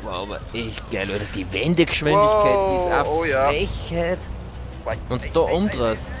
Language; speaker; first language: German; native; German